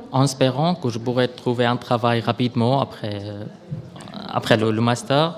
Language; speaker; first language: French; non-native, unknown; Arabic